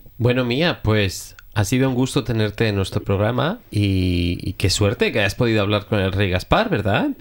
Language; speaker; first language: Spanish; native; Spanish